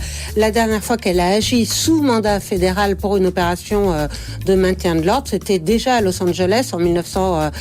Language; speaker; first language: French; native; French